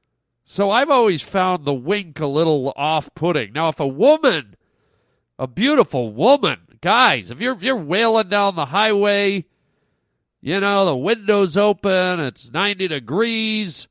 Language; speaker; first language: English; native; English